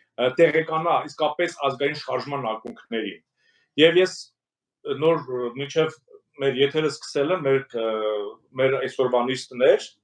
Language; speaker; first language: Armenian; native; Armenian